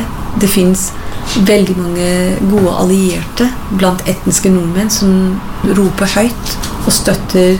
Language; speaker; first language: Norwegian; non-native, fluent; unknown